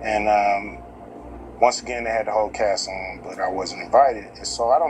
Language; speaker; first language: English; native; English